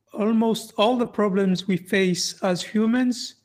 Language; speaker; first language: English; non-native, fluent; French